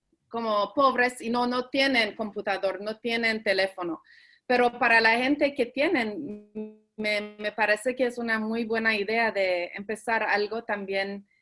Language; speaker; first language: Spanish; early bilingual, heritage; Spanish